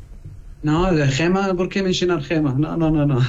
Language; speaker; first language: Spanish; non-native, learner; Arabic